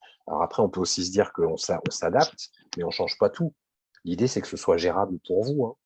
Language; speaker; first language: French; native; French